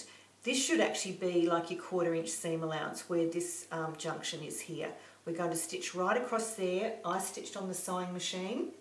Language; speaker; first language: English; native; English